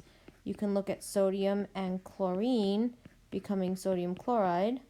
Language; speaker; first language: English; native; English